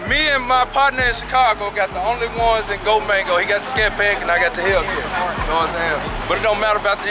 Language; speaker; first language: English; native; English